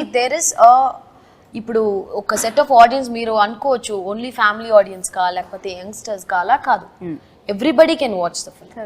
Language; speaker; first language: Telugu; non-native, local second language; Tamil